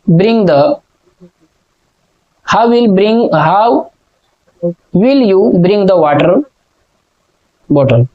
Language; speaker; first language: English; non-native, learner; Hindi